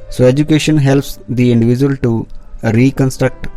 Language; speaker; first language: English; non-native, local second language; Punjabi